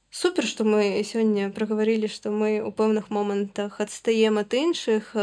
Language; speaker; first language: Belarusian; non-native, local second language; Russian